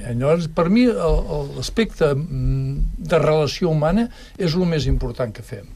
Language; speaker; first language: Catalan; native; Catalan